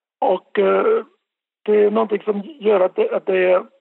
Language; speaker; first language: Swedish; non-native, local second language; Finnish